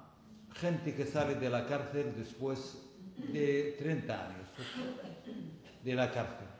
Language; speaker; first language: Spanish; non-native, fluent; Arabic